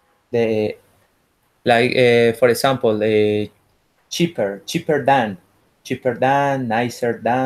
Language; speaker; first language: English; non-native, learner; Spanish